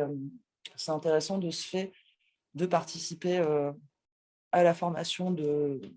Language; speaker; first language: French; native; French